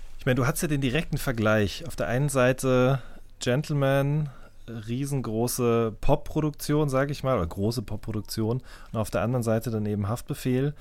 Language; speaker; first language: German; native; German